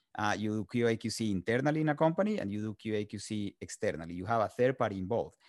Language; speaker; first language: English; non-native, fluent; Spanish